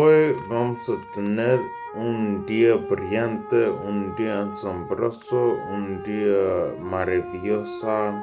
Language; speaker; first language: Spanish; non-native, learner; English